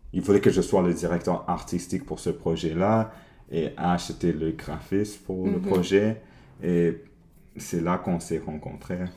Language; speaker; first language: French; early bilingual, other home language; English